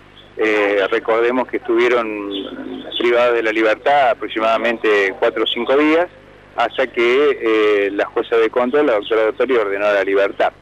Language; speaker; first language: Spanish; native; Spanish